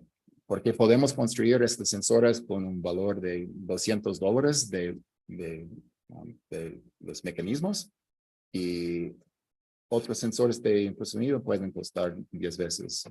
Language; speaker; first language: Spanish; non-native, fluent; English